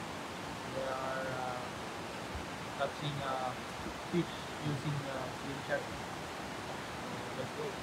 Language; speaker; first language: English; non-native, local second language; Filipino